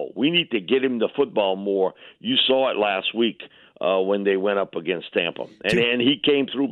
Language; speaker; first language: English; native; English